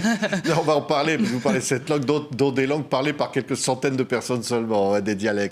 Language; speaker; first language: French; native; French